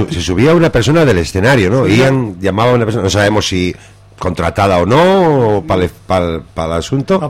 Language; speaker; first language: Spanish; native; Spanish